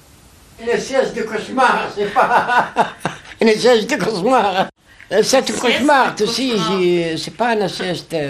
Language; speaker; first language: French; non-native, learner; Arabic